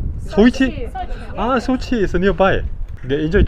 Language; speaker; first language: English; non-native, learner; Korean